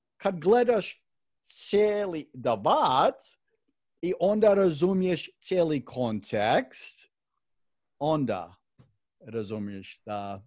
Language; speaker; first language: Croatian; early bilingual, heritage; Croatian